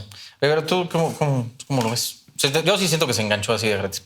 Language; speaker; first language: Spanish; native; Spanish